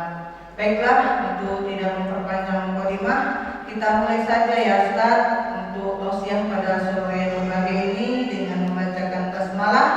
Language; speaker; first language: Indonesian; native; Indonesian